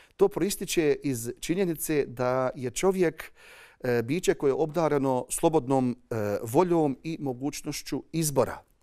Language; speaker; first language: Bosnian; native; Bosnian